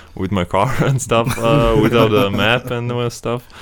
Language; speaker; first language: English; non-native, fluent; Latvian